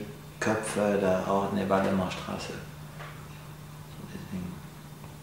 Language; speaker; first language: German; non-native, fluent; French